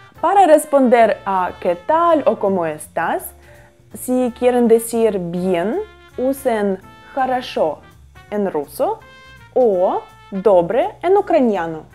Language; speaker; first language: Spanish; non-native, fluent; Russian